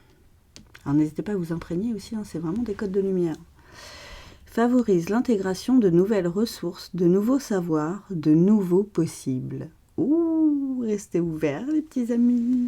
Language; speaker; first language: French; native; French